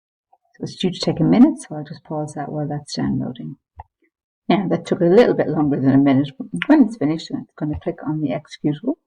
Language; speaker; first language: English; native; English